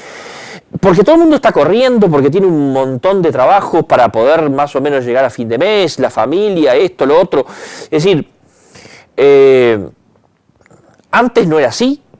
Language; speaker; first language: Spanish; native; Spanish